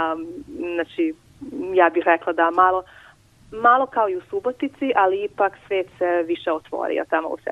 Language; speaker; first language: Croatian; non-native, local second language; Hungarian